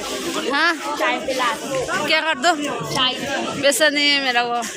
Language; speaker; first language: Hindi; non-native, learner; Tibetan